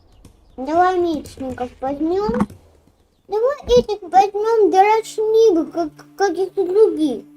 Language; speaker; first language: Russian; native; Russian